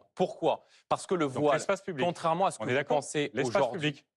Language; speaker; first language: French; native; French